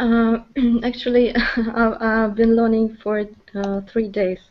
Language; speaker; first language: English; non-native, learner; Russian